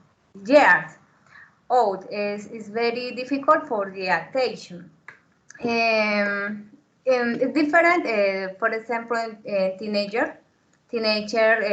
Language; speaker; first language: English; non-native, learner; Spanish